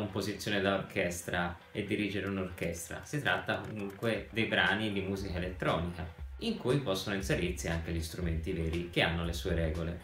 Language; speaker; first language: Italian; native; Italian